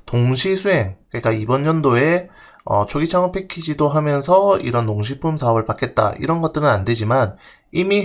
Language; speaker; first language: Korean; native; Korean